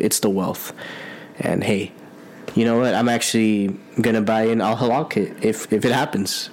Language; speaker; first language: English; early bilingual, other home language; Spanish